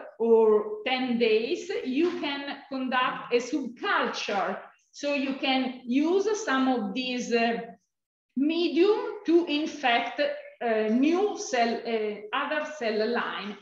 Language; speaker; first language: English; non-native, fluent; Italian